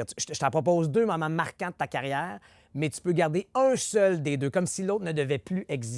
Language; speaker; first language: French; native; French